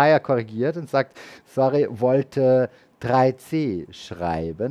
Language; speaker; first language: German; native; German